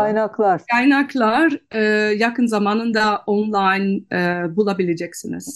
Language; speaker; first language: Turkish; non-native, fluent; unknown